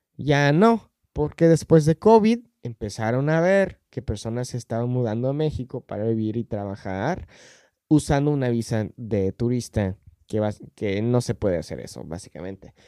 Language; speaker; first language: Spanish; non-native, fluent; English